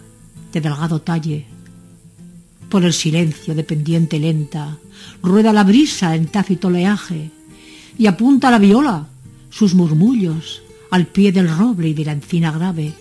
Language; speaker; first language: Spanish; native; Spanish